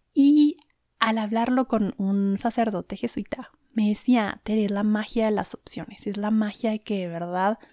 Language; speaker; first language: Spanish; native; Spanish